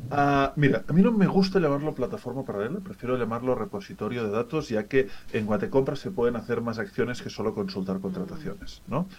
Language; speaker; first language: Spanish; native; Spanish